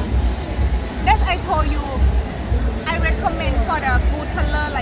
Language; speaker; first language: English; non-native, learner; Thai